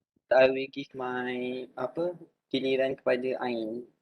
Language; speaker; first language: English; non-native, local second language; Malay